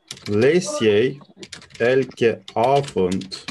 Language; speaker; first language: Dutch; non-native, fluent; Turkish